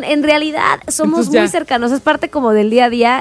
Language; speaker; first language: Spanish; native; Spanish